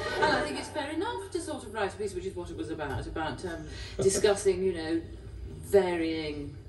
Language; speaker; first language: English; native; English